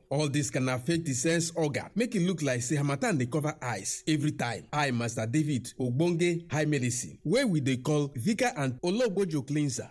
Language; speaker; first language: Nigerian Pidgin; non-native, local second language; Yoruba